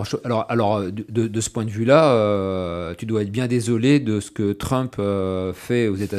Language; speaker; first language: French; native; French